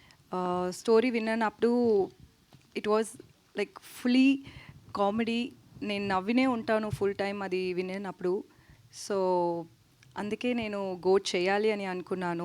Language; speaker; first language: Telugu; non-native, learner; Tamil